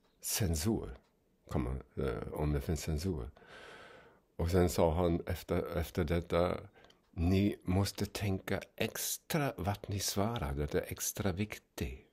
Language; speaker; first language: Swedish; non-native, fluent; German